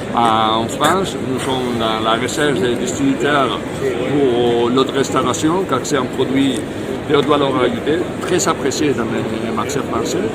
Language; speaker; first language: French; non-native, fluent; Spanish